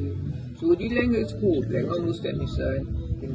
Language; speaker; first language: German; native; German